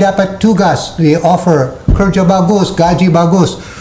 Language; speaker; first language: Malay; non-native, fluent; English